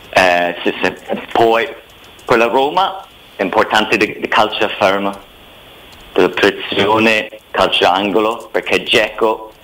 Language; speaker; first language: Italian; non-native, fluent; English